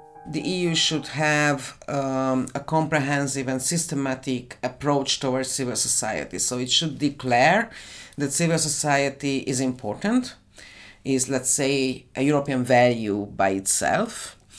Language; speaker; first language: English; non-native, fluent; Hungarian